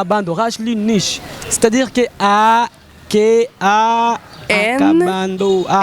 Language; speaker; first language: French; non-native, local second language; Rundi